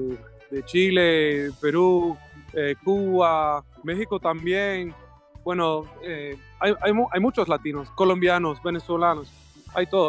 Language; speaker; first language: Spanish; non-native, fluent; Swedish